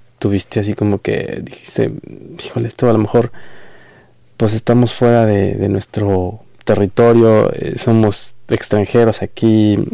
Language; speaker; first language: Spanish; native; Spanish